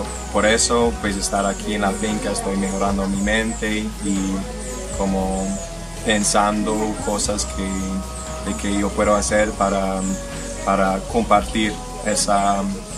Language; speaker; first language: Spanish; non-native, learner; English